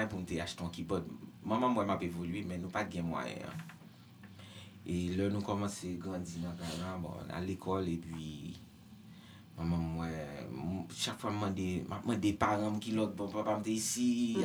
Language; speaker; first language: English; non-native, learner; Haitian Creole